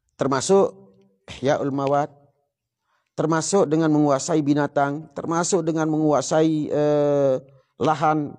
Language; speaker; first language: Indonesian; non-native, local second language; Sasak